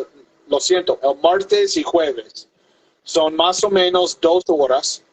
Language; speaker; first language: Spanish; non-native, fluent; English